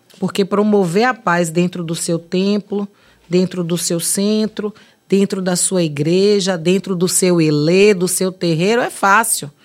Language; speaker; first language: Portuguese; native; Portuguese